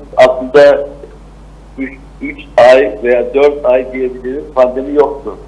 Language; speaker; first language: Turkish; native; Turkish